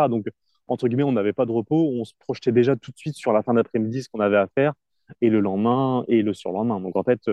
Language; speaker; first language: French; native; French